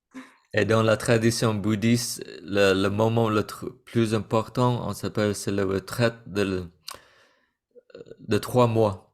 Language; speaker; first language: French; non-native, fluent; Vietnamese